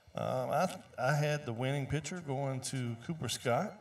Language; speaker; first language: English; native; English